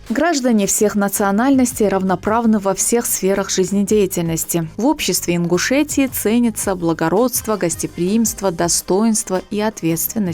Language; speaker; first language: Russian; native; Russian